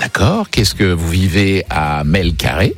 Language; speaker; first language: French; native; French